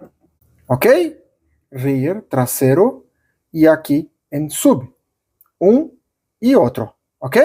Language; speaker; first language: Spanish; non-native, fluent; Portuguese